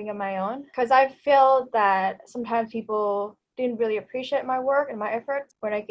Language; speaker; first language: English; non-native, fluent; Thai